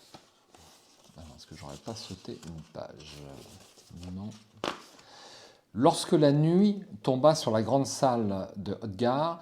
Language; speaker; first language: French; native; French